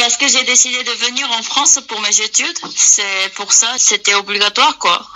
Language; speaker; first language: French; non-native, fluent; Korean